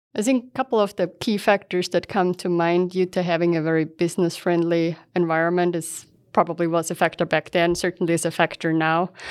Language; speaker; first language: English; non-native, fluent; German